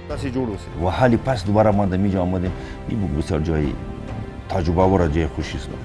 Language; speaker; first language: Persian; native; Persian